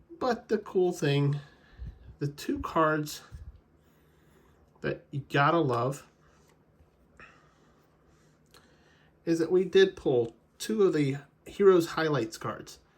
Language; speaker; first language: English; native; English